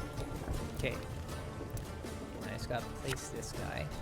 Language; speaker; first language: English; native; English